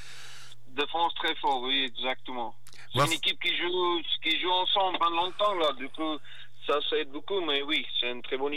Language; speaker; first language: French; non-native, learner; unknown